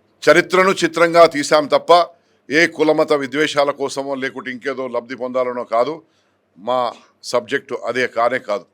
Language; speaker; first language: Telugu; native; Telugu